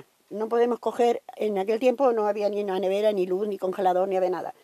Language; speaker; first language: Spanish; native; Spanish